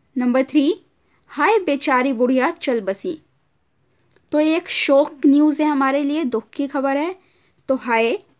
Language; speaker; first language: Hindi; native; Hindi